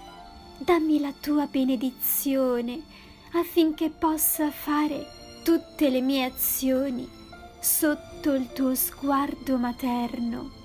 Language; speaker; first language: Italian; native; Italian